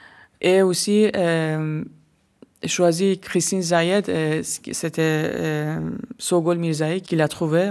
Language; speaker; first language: French; non-native, learner; Persian